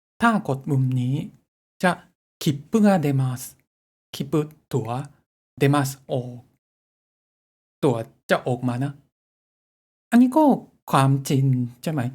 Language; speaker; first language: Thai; non-native, fluent; Japanese